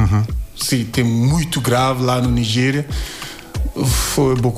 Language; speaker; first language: Portuguese; non-native, learner; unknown